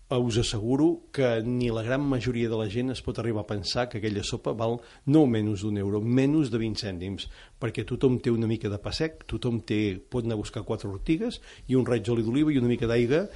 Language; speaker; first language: Catalan; native; Catalan